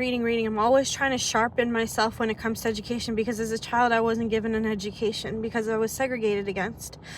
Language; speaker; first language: English; early bilingual, other home language; Arabic